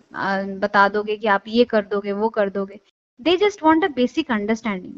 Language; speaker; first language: Hindi; non-native, local second language; Odia